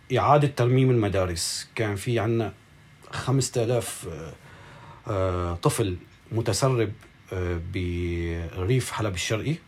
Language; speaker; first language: Arabic; native; Arabic